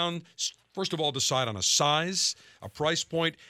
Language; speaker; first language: English; native; English